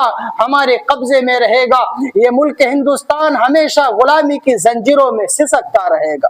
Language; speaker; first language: Urdu; native; Urdu